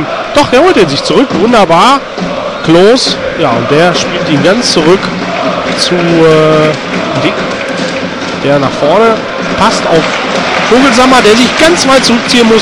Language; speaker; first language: German; native; German